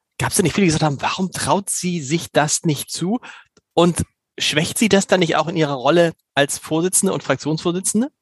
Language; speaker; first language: German; native; German